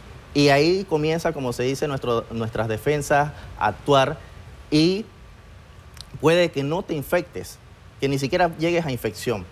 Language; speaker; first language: Spanish; native; Spanish